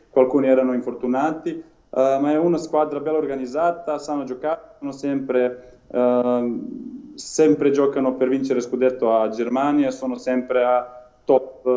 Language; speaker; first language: Italian; non-native, learner; Serbian